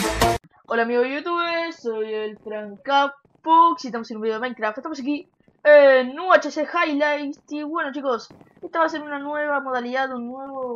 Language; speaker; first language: Spanish; native; Spanish